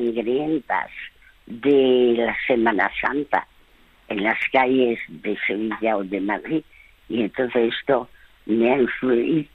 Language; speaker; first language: Spanish; early bilingual, other home language; French